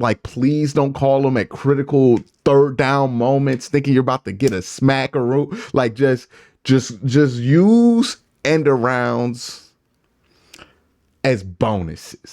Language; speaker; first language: English; native; English